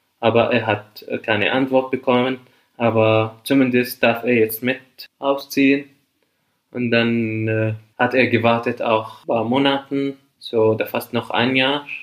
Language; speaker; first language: German; non-native, fluent; Arabic